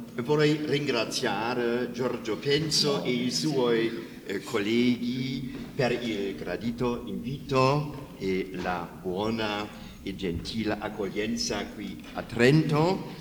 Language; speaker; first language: Italian; non-native, fluent; German